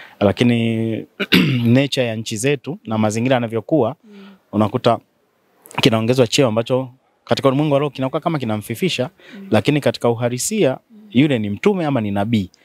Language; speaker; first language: Swahili; native; Swahili